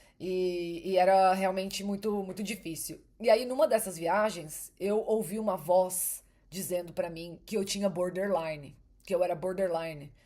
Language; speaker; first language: Portuguese; native; Portuguese